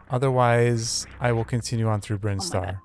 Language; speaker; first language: English; native; English